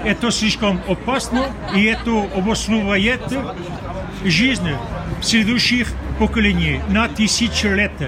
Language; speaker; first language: Russian; non-native, fluent; French